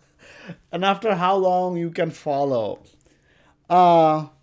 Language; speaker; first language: English; non-native, local second language; Bangla